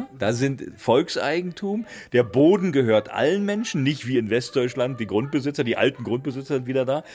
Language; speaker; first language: German; native; German